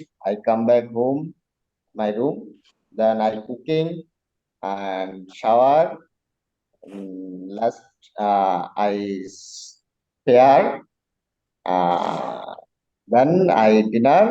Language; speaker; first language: English; non-native, learner; Bangla